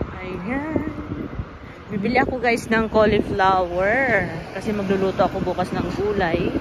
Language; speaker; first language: Filipino; non-native, local second language; Hiligaynon